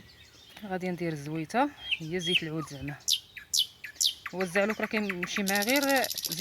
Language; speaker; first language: Arabic; native; Arabic